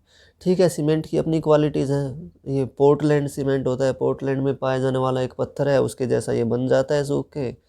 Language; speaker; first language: Hindi; native; Hindi